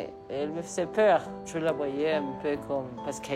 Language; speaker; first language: French; non-native, learner; Spanish